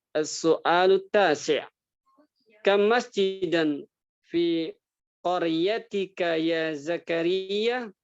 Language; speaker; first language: Arabic; non-native, fluent; Indonesian